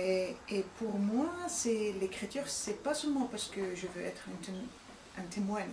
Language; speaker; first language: French; non-native, fluent; Arabic